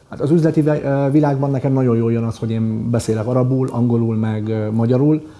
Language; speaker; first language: Hungarian; early bilingual, other home language; Arabic